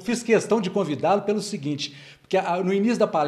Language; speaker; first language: Portuguese; native; Portuguese